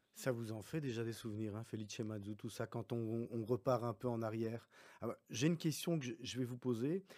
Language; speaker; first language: French; native; French